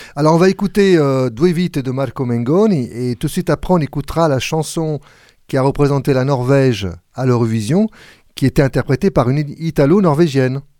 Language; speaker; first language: French; native; French